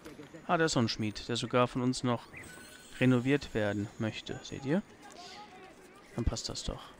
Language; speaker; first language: German; native; German